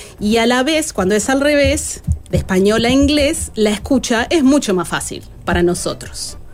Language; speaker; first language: Spanish; native; Spanish